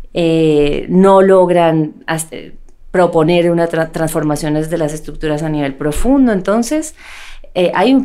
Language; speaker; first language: Spanish; native; Spanish